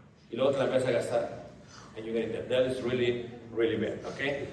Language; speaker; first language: English; non-native, fluent; Spanish